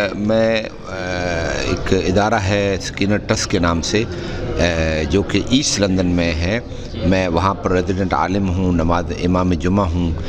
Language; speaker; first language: Urdu; non-native, local second language; Punjabi